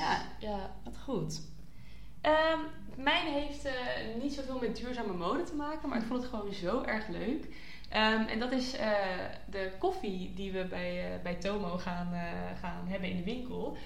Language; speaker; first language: Dutch; native; Dutch